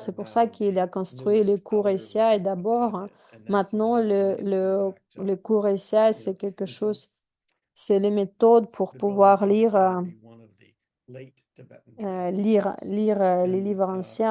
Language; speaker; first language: French; non-native, fluent; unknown